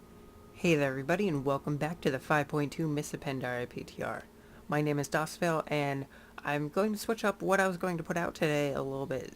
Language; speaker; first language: English; native; English